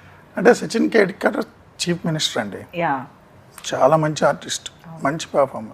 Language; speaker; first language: Telugu; native; Telugu